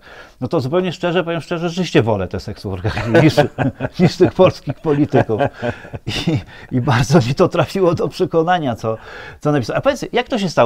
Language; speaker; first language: Polish; native; Polish